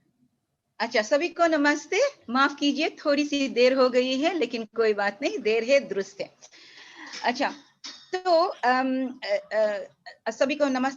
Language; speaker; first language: Hindi; early bilingual, heritage; Hindi